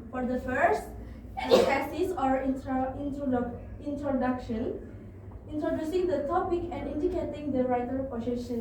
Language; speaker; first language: English; non-native, learner; Indonesian